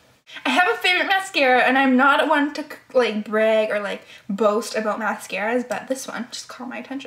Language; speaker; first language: English; native; English